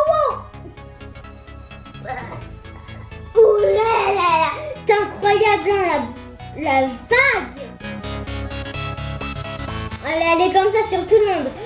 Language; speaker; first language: French; native; French